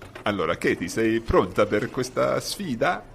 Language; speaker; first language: Italian; non-native, fluent; English